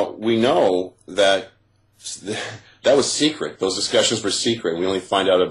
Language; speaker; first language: English; native; English